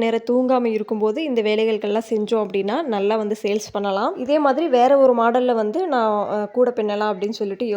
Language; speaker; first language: Tamil; native; Tamil